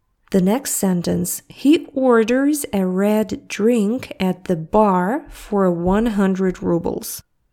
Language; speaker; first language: English; non-native, fluent; Russian